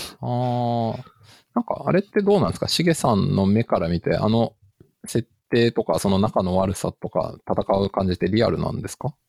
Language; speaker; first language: Japanese; native; Japanese